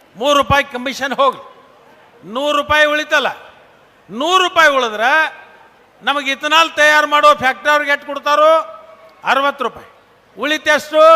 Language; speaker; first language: Kannada; native; Kannada